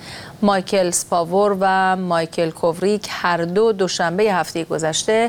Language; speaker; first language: Persian; native; Persian